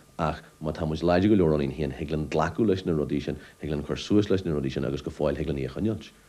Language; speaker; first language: Irish; native; Irish